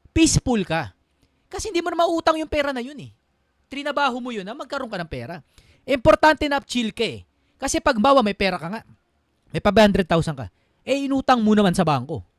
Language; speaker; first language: Filipino; native; Filipino